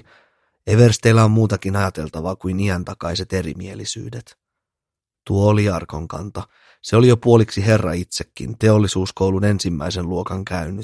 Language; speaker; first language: Finnish; native; Finnish